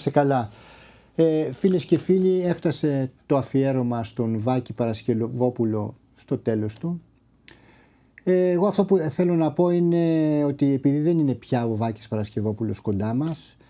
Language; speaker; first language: Greek; native; Greek